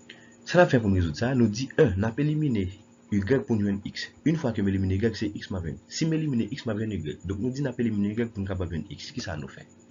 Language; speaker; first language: French; non-native, local second language; Haitian Creole